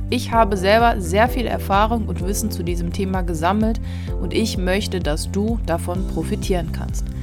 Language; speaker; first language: German; native; German